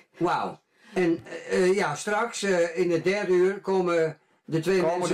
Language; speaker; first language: Dutch; native; Dutch